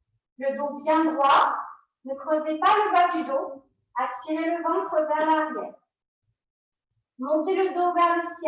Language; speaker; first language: French; native; French